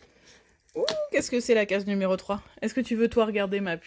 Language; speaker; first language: French; native; French